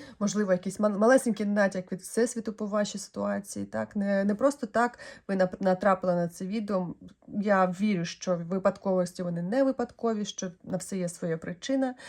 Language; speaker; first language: Ukrainian; non-native, local second language; Russian